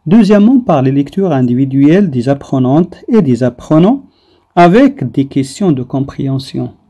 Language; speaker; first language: French; non-native, local second language; Arabic